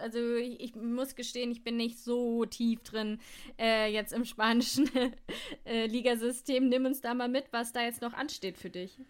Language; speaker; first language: German; native; German